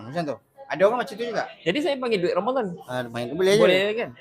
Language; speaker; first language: Malay; native; Malay